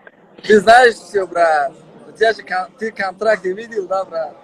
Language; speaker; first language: Russian; non-native, local second language; Tajik